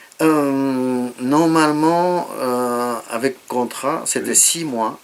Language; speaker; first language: French; non-native, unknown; Japanese